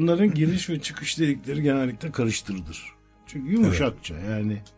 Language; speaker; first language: Turkish; native; Turkish